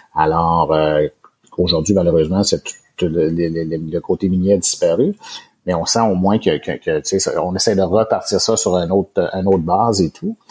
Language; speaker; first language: French; native; French